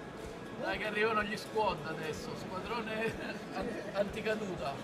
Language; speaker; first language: Italian; native; Italian